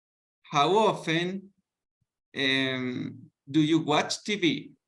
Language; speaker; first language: English; non-native, fluent; Spanish